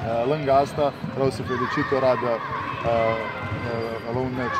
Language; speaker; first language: Romanian; non-native, fluent; Serbian